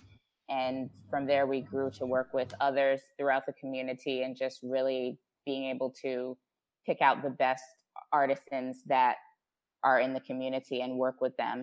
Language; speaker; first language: English; native; English